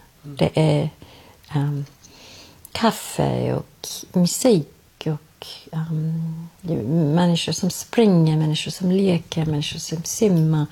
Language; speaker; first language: Swedish; non-native, learner; English